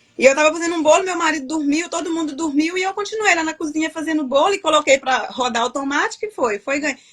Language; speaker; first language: Portuguese; native; Portuguese